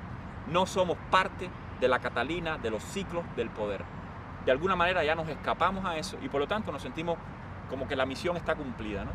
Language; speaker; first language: Spanish; native; Spanish